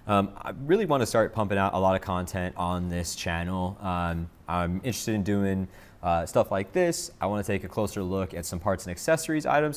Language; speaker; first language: English; native; English